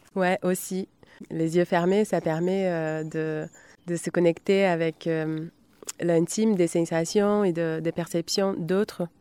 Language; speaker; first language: French; non-native, fluent; Portuguese